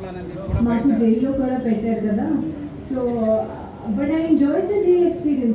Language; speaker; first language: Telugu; non-native, learner; Hindi